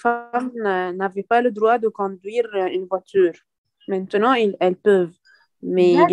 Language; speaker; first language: French; non-native, learner; Arabic